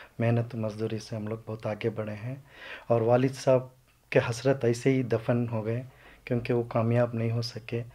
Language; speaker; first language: Hindi; non-native, local second language; Urdu